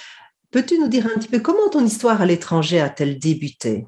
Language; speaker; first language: French; native; French